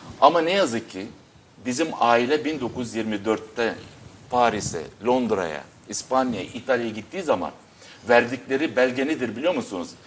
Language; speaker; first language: Turkish; early bilingual, other home language; Arabic